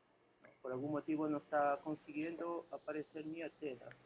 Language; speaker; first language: Portuguese; non-native, fluent; Spanish